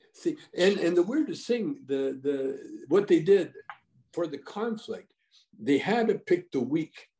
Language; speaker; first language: English; native; English